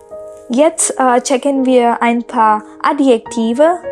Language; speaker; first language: German; non-native, fluent; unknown